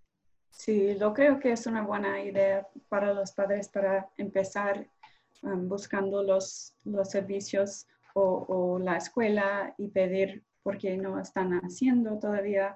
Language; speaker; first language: Spanish; non-native, learner; English